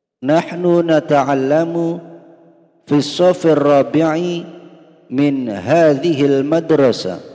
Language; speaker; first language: Arabic; non-native, fluent; Indonesian